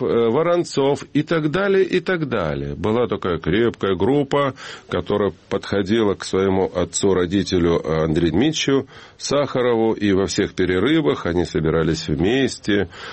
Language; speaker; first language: Russian; native; Russian